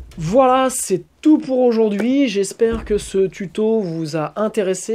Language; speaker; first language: French; native; French